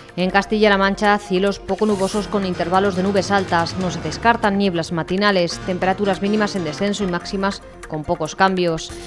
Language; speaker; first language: Spanish; native; Spanish